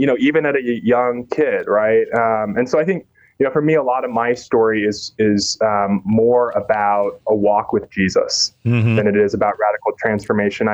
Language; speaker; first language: English; native; English